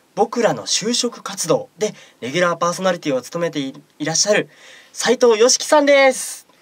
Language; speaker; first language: Japanese; native; Japanese